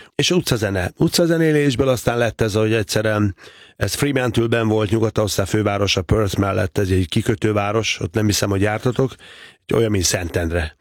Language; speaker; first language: Hungarian; native; Hungarian